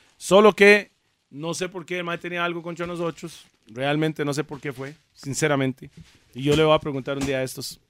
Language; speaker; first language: Spanish; early bilingual, other home language; English